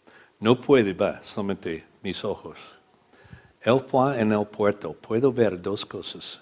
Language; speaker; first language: Spanish; non-native, learner; English